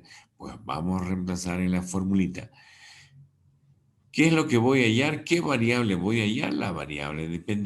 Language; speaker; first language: Spanish; native; Spanish